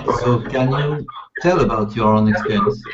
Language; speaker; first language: English; non-native, fluent; French